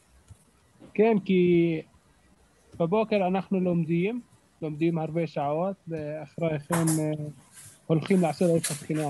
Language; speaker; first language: Hebrew; non-native, local second language; Arabic